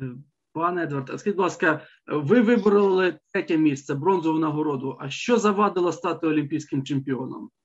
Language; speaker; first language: Ukrainian; native; Ukrainian